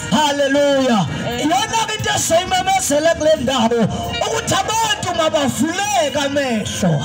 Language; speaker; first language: Zulu; native; Zulu